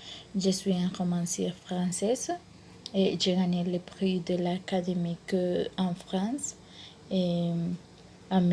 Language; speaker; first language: French; non-native, learner; Spanish